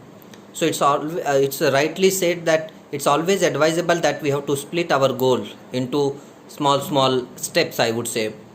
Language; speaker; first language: English; non-native, local second language; Hindi